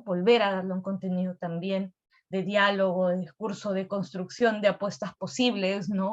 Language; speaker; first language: Spanish; native; Spanish